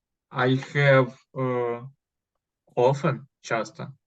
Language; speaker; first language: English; non-native, learner; Ukrainian